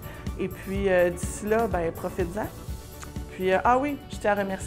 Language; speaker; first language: French; native; French